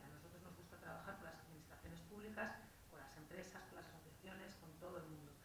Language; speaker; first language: Spanish; native; Spanish